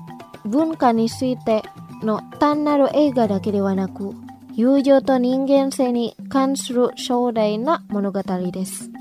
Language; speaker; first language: Japanese; non-native, fluent; Indonesian